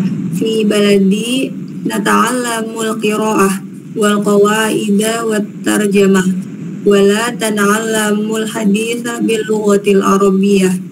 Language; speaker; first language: Arabic; non-native, learner; Indonesian